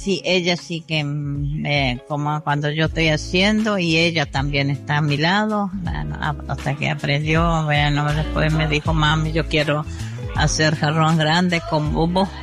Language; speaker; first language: Spanish; non-native, local second language; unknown